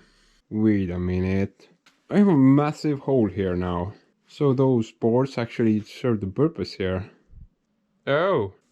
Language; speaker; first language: English; non-native, fluent; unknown